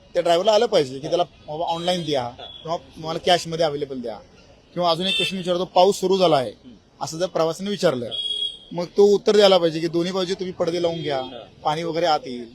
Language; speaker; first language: Marathi; native; Marathi